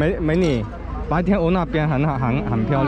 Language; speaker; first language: Chinese; non-native, local second language; Cantonese